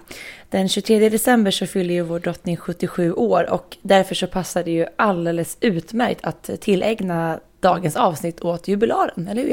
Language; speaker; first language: Swedish; native; Swedish